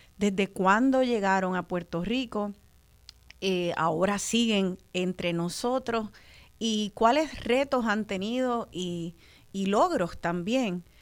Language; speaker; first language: Spanish; native; Spanish